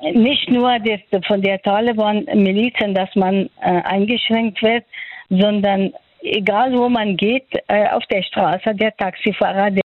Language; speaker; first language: German; non-native, fluent; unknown